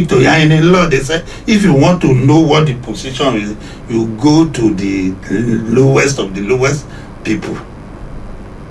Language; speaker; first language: English; non-native, local second language; Yoruba